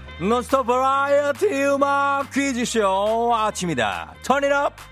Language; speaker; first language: Korean; native; Korean